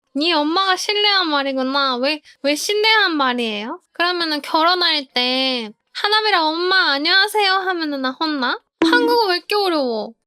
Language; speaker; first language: Korean; non-native, fluent; Japanese